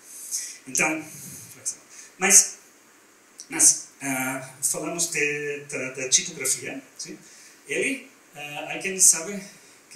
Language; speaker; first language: Portuguese; non-native, learner; German